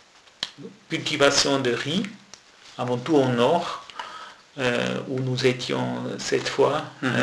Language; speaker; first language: French; non-native, local second language; German